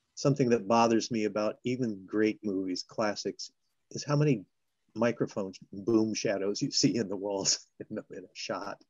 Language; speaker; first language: English; native; English